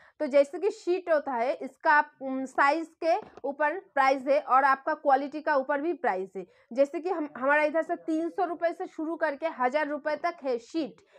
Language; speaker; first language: Hindi; non-native, local second language; Bangla